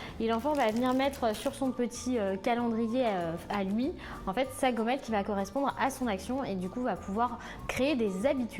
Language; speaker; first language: French; native; French